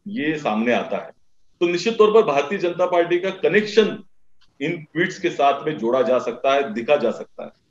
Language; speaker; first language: Hindi; non-native, local second language; Marathi